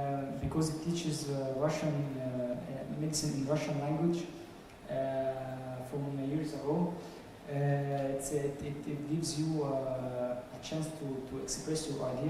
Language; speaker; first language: English; non-native, learner; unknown